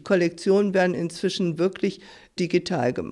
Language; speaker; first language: German; native; German